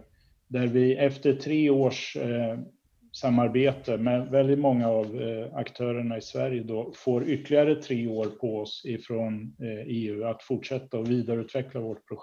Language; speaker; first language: Swedish; native; Swedish